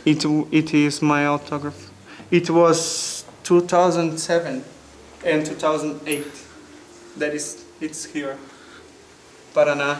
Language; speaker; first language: English; non-native, fluent; Portuguese